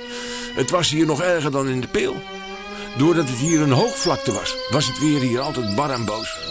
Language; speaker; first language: Dutch; native; Dutch